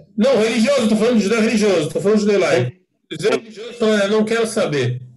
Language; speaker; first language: Portuguese; native; Portuguese